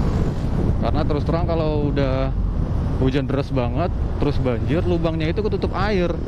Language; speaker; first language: Indonesian; native; Indonesian